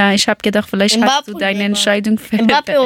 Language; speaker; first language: German; non-native, fluent; Persian